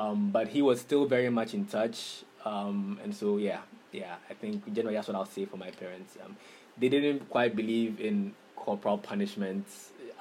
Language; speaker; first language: English; non-native, local second language; Akan